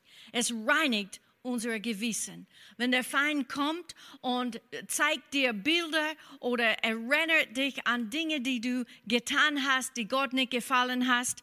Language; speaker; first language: German; non-native, fluent; English